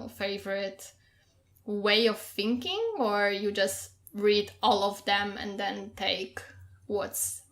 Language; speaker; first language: English; non-native, fluent; Polish